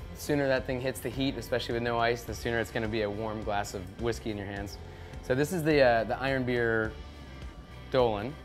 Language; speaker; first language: English; native; English